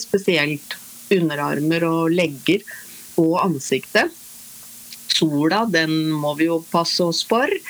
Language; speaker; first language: Norwegian; native; Norwegian